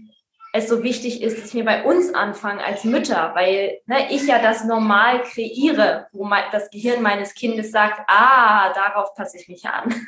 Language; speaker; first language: German; native; German